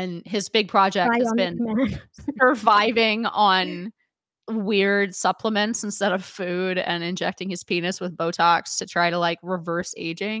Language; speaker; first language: English; native; English